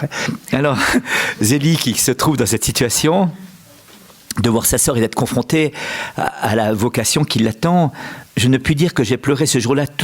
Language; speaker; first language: French; native; French